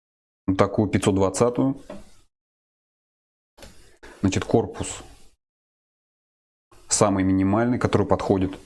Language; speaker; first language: Russian; native; Russian